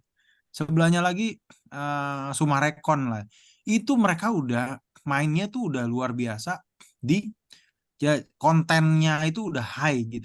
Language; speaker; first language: Indonesian; native; Indonesian